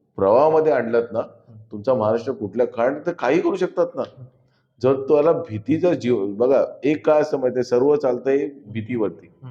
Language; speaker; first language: Marathi; native; Marathi